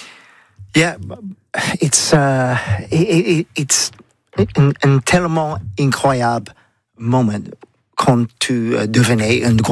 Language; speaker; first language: French; non-native, learner; English